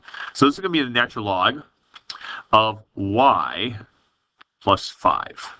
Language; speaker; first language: English; native; English